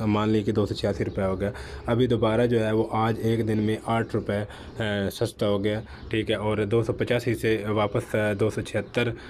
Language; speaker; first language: Urdu; native; Urdu